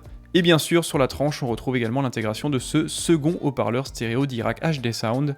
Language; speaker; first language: French; native; French